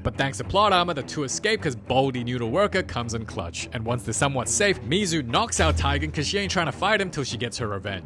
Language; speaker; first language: English; native; English